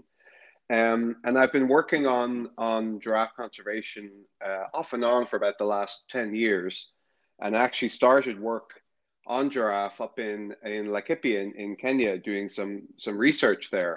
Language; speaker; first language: English; native; English